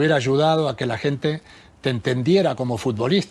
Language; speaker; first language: Spanish; native; Spanish